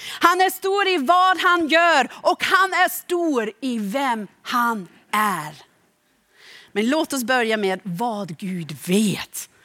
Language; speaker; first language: Swedish; non-native, fluent; German